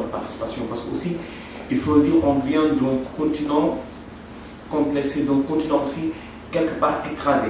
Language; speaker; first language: French; non-native, local second language; Wolof